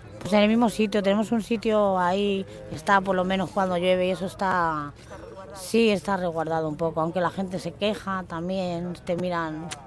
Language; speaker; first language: Spanish; native; Spanish